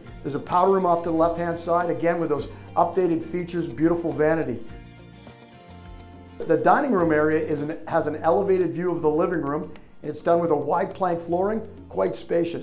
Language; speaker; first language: English; native; English